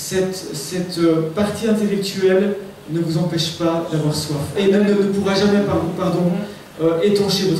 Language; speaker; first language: French; native; French